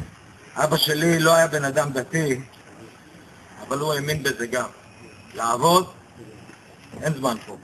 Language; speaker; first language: Hebrew; early bilingual, other home language; Romanian